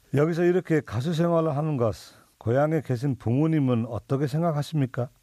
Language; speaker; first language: Korean; non-native, fluent; Nepali